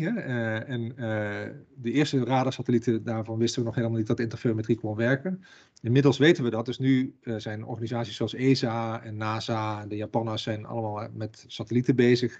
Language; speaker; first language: Dutch; native; Dutch